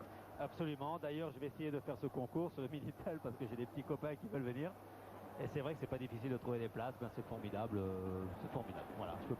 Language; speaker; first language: French; native; French